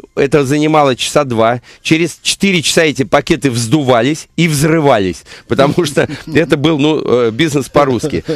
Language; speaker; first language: Russian; native; Russian